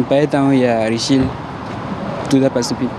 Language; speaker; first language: Russian; non-native, learner; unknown